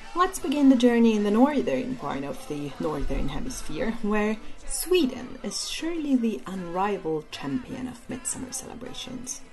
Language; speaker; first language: English; non-native, fluent; Hungarian